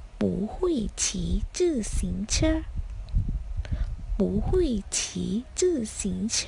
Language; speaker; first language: Chinese; non-native, fluent; Thai